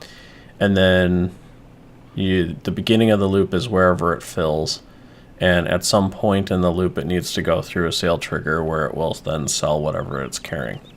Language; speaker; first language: English; native; English